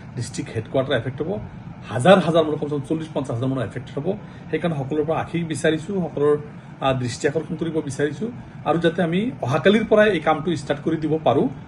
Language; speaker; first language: Assamese; non-native, local second language; Bangla